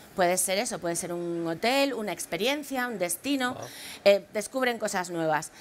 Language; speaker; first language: Spanish; native; Spanish